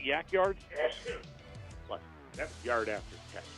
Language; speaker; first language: English; native; English